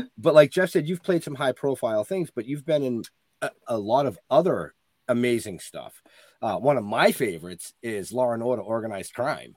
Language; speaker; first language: English; native; English